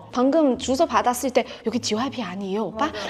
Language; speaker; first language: Korean; non-native, fluent; Chinese